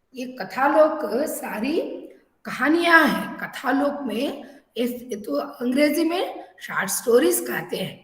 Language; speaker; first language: Hindi; non-native, local second language; Telugu